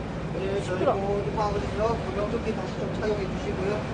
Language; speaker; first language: Korean; native; Korean